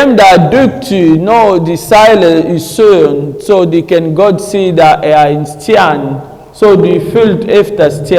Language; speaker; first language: Danish; non-native, learner; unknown